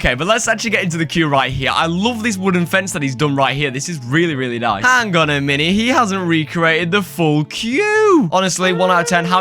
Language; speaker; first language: English; native; English